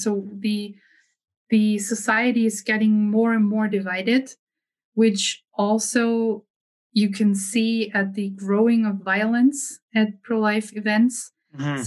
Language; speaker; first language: English; non-native, fluent; German